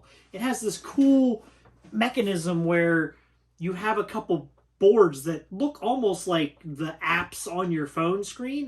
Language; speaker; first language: English; native; English